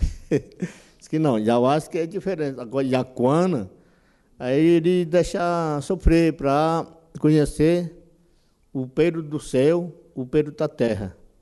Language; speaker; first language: Portuguese; non-native, local second language; Yanomámi